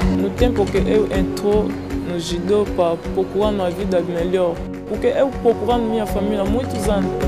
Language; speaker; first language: Portuguese; non-native, learner; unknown